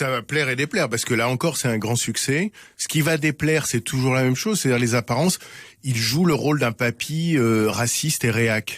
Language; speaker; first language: French; native; French